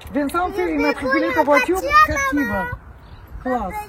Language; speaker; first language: French; non-native, fluent; Russian